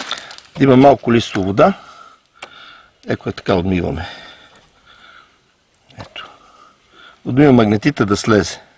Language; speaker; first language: Bulgarian; native; Bulgarian